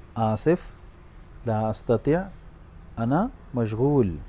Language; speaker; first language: Arabic; non-native, fluent; Urdu